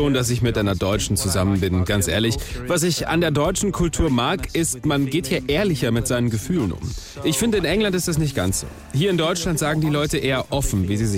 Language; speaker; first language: German; non-native, fluent; English